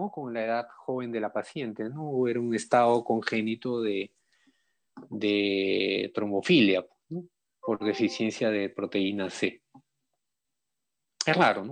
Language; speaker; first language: Spanish; native; Spanish